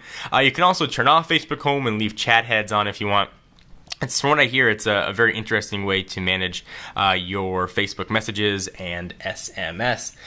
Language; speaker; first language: English; native; English